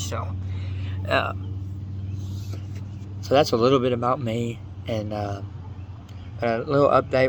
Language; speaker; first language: English; native; English